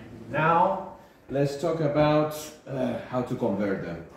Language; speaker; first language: English; non-native, fluent; Spanish